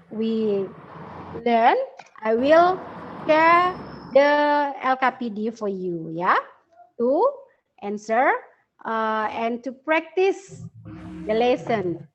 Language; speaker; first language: English; non-native, learner; Indonesian